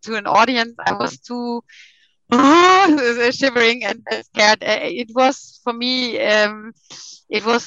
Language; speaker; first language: English; non-native, fluent; German